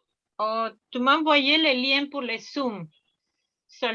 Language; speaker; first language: French; non-native, fluent; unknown